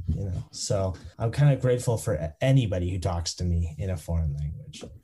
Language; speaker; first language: English; native; English